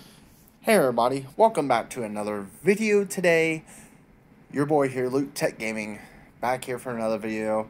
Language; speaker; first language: English; native; English